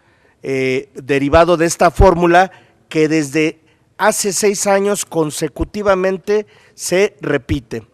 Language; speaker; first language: Spanish; native; Spanish